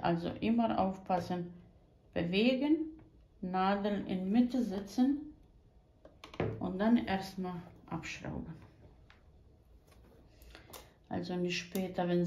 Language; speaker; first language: German; non-native, fluent; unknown